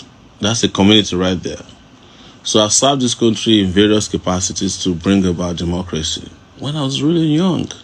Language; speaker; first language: English; non-native, local second language; Yoruba